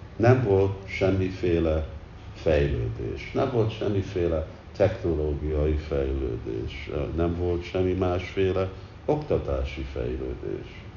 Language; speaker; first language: Hungarian; early bilingual, heritage; Hungarian